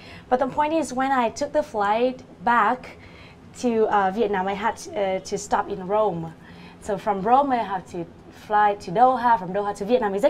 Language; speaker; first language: English; non-native, fluent; Vietnamese